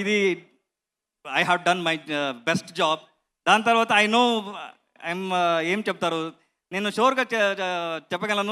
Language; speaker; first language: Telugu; non-native, learner; Kannada